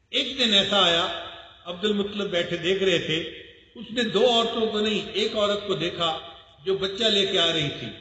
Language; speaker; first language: Urdu; non-native, local second language; Punjabi